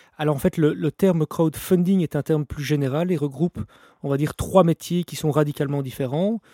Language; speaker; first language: French; native; French